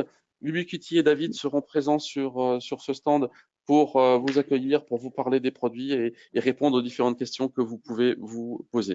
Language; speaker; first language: French; native; French